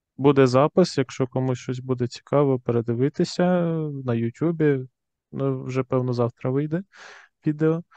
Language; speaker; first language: Ukrainian; native; Ukrainian